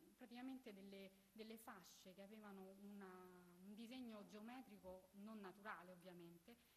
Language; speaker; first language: Italian; native; Italian